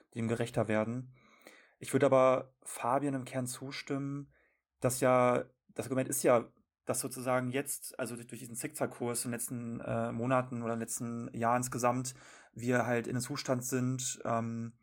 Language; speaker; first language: German; native; German